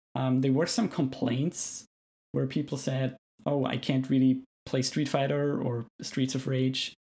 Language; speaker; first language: English; non-native, fluent; German